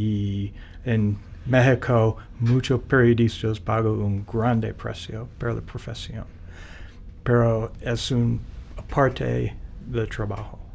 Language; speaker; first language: Spanish; non-native, learner; English